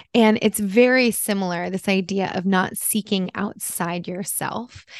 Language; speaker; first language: English; early bilingual, other home language; Italian